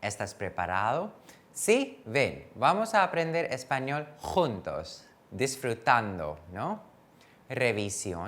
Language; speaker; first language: Spanish; non-native, fluent; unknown